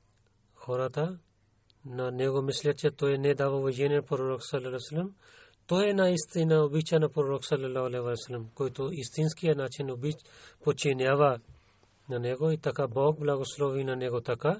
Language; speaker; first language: Bulgarian; non-native, learner; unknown